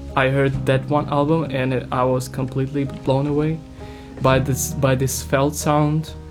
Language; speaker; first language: English; non-native, fluent; Ukrainian